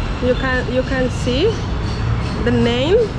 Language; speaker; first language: English; non-native, learner; Spanish